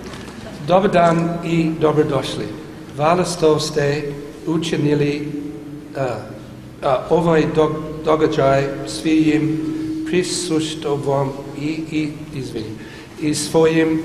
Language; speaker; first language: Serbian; non-native, learner; English